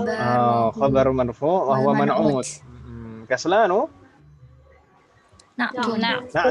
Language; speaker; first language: Arabic; non-native, fluent; Indonesian